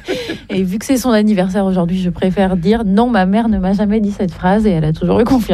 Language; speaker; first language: French; native; French